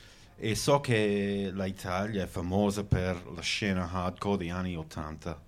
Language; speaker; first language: Italian; early bilingual, heritage; Venetian